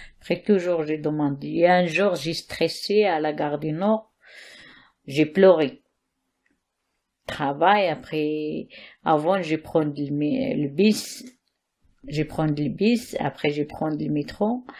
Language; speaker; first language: French; non-native, learner; Arabic